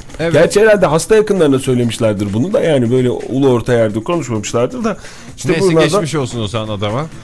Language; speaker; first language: Turkish; native; Turkish